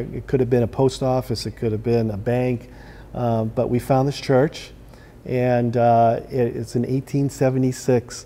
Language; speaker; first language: English; native; English